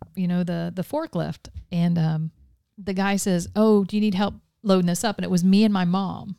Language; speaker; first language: English; native; English